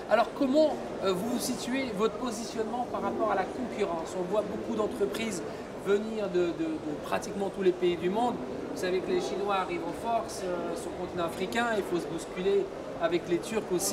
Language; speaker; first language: French; native; French